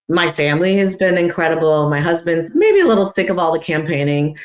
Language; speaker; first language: English; non-native, fluent; Persian